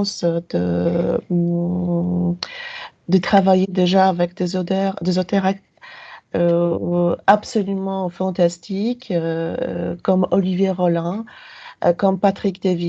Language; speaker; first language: French; non-native, fluent; Polish